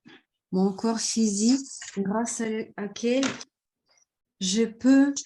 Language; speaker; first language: French; non-native, fluent; Russian